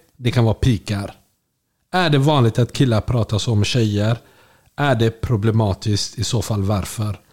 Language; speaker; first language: Swedish; early bilingual, other home language; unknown